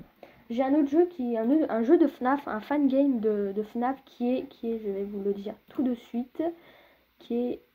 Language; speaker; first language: French; native; French